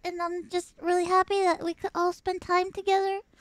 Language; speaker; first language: English; early bilingual, other home language; Spanish